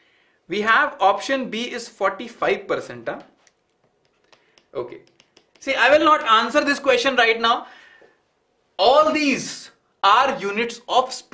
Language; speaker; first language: English; non-native, local second language; Hindi